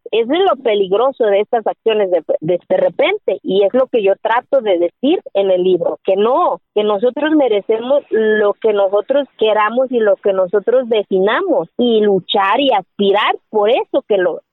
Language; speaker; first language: Spanish; non-native, local second language; Zapotec